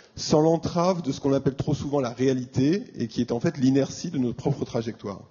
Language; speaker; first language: French; native; French